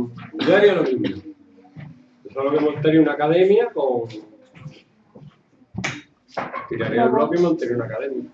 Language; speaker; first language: Spanish; native; Spanish